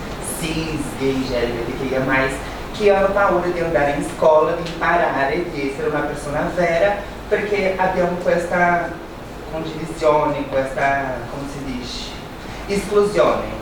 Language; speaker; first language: Italian; non-native, learner; Portuguese